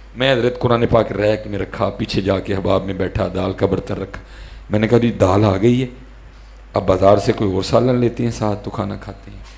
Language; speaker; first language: Urdu; non-native, local second language; Punjabi